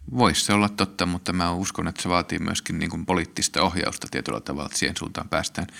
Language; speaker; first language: Finnish; native; Finnish